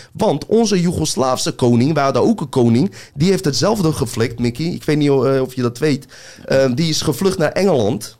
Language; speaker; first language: Dutch; early bilingual, other home language; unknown